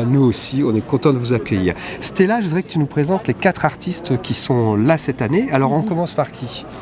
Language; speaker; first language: French; native; French